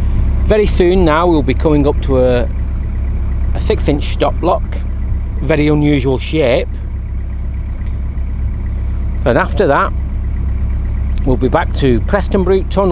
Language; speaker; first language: English; native; English